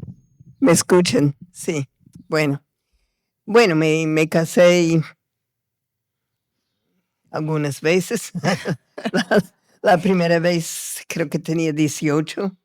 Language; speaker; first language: Spanish; non-native, fluent; English